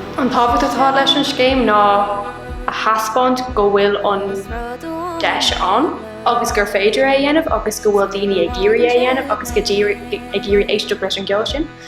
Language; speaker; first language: Irish; non-native, local second language; English